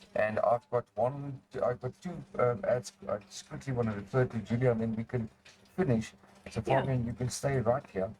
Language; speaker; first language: English; non-native, local second language; Afrikaans